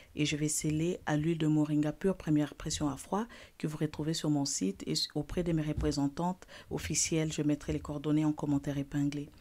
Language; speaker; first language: French; non-native, local second language; Lingala